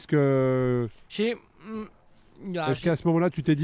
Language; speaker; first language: French; native; French